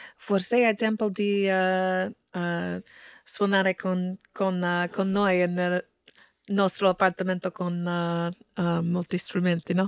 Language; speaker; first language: Italian; non-native, learner; English